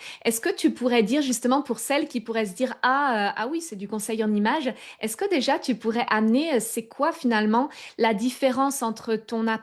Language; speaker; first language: French; native; French